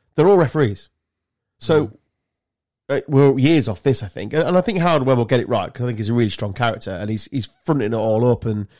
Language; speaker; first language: English; native; English